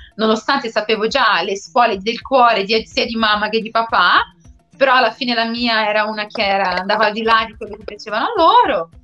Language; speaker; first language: Italian; non-native, fluent; Portuguese